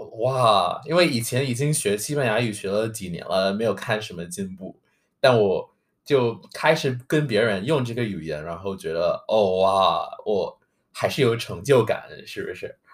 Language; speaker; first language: Chinese; non-native, fluent; English